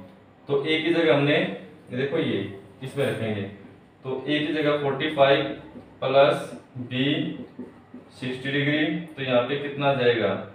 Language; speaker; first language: Hindi; native; Hindi